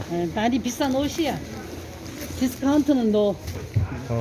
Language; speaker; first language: Korean; native; Korean